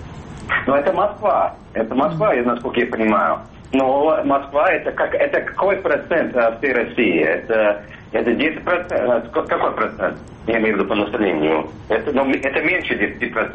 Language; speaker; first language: Russian; non-native, fluent; English